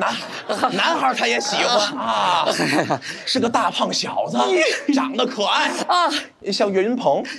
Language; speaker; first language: Chinese; native; Chinese